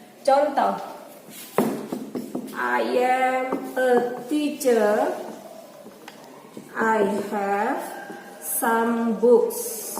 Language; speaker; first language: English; non-native, learner; Indonesian